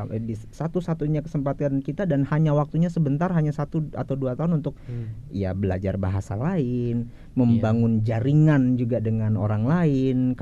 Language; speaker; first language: Indonesian; native; Indonesian